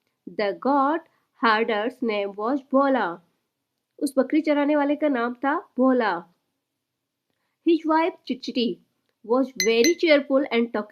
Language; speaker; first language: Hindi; native; Hindi